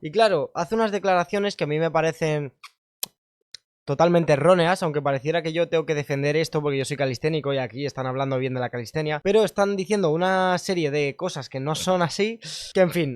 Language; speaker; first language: Spanish; native; Spanish